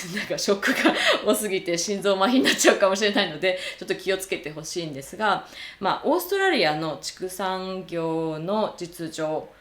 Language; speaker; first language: Japanese; native; Japanese